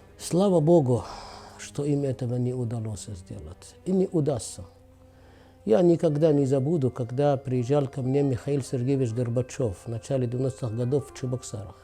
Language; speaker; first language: Russian; non-native, fluent; Arabic